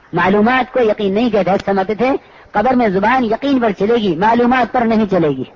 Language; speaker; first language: Urdu; native; Urdu